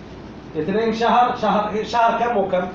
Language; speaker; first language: Arabic; native; Arabic